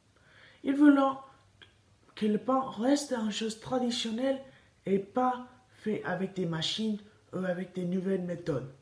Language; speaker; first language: French; non-native, learner; Spanish